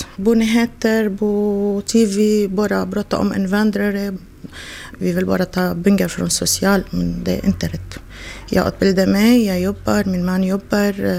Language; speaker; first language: Swedish; non-native, learner; Arabic